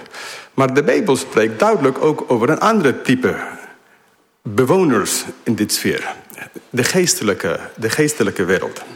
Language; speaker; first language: Dutch; non-native, fluent; English